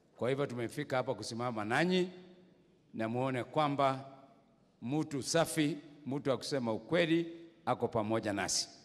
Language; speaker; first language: Swahili; non-native, local second language; Meru